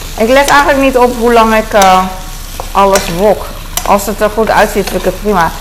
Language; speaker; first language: Dutch; early bilingual, other home language; Cantonese